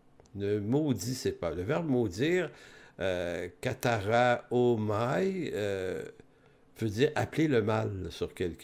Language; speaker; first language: French; native; French